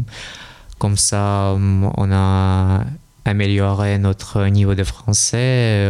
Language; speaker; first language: French; non-native, learner; Russian